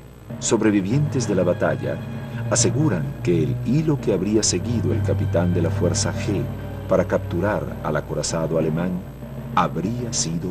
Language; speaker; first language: Spanish; native; Spanish